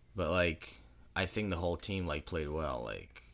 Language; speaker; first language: English; non-native, fluent; Russian